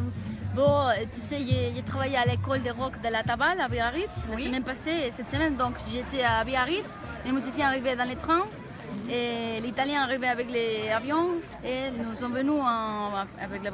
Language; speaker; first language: French; non-native, learner; Galician